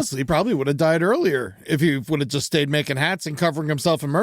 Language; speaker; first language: English; native; English